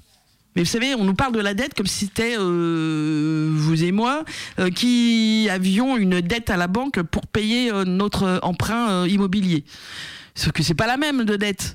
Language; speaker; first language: French; native; French